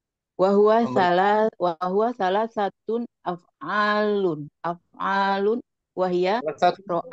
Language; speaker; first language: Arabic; non-native, learner; Indonesian